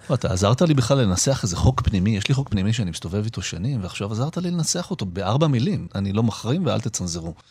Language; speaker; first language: Hebrew; native; Hebrew